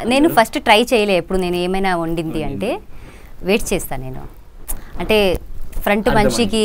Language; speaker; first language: Telugu; non-native, local second language; Hindi